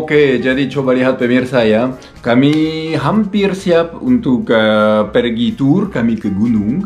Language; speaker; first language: Indonesian; non-native, learner; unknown